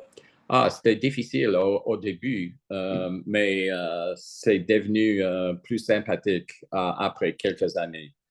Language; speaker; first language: French; non-native, fluent; English